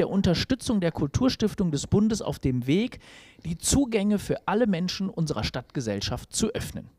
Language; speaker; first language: German; native; German